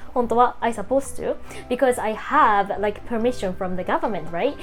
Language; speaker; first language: English; non-native, fluent; Japanese